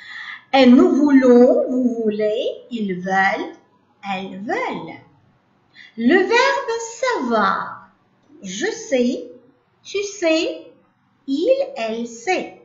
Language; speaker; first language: French; non-native, learner; Uzbek